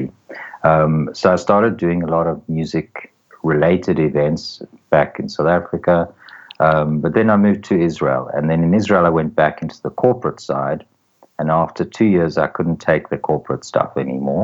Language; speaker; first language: English; native; English